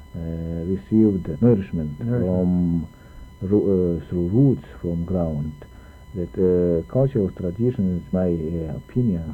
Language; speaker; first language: English; non-native, learner; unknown